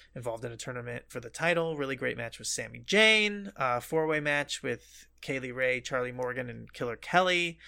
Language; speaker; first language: English; native; English